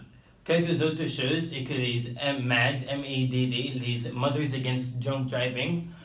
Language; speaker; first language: French; non-native, learner; English